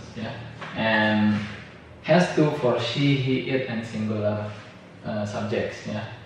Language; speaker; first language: English; non-native, fluent; Indonesian